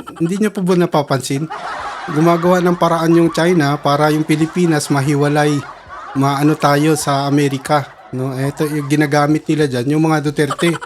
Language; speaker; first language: Filipino; early bilingual, heritage; Filipino